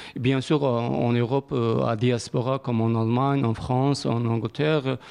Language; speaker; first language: French; non-native, learner; Kurdish